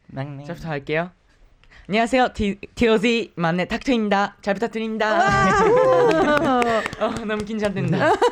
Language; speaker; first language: Korean; non-native, fluent; Japanese